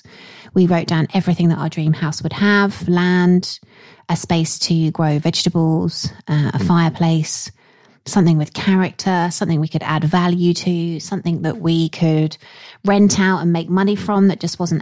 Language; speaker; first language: English; native; English